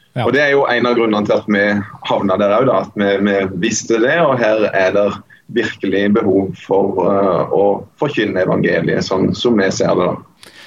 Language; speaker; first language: Norwegian; native; Norwegian